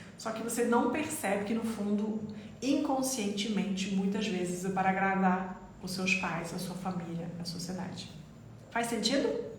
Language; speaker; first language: Portuguese; non-native, fluent; French